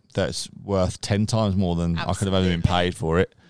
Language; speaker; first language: English; native; English